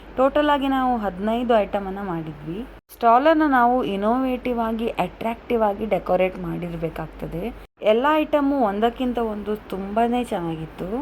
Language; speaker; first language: Kannada; non-native, local second language; Tulu